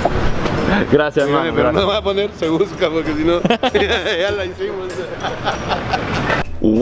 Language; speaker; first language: Spanish; non-native, learner; English